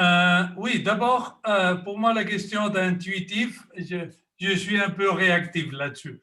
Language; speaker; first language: French; non-native, fluent; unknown